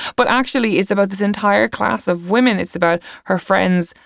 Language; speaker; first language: English; native; English